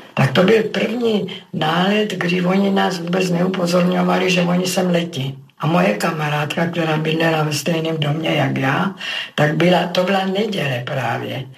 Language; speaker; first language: Czech; native; Czech